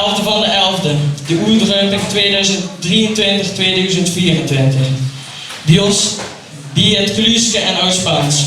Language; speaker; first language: Dutch; native; Dutch